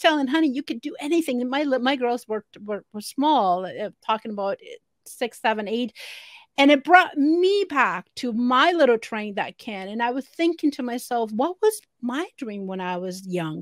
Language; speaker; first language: English; non-native, fluent; Spanish